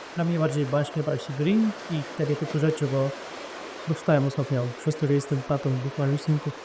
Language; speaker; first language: Polish; native; Polish